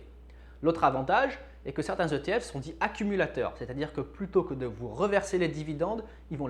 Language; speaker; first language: French; native; French